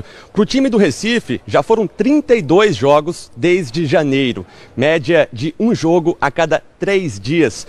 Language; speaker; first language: Portuguese; native; Portuguese